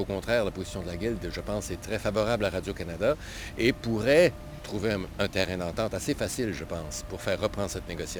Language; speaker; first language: French; native; French